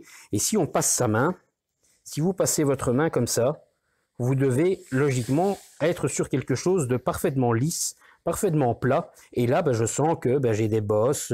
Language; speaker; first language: French; native; French